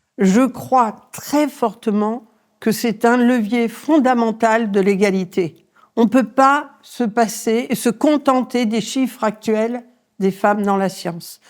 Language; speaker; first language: French; early bilingual, other home language; Spanish